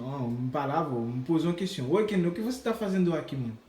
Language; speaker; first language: Portuguese; non-native, learner; Haitian Creole